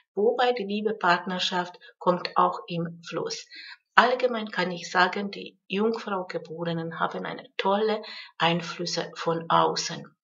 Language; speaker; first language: German; non-native, fluent; Hungarian